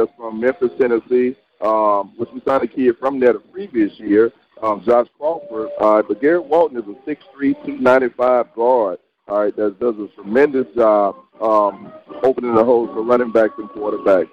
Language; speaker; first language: English; native; English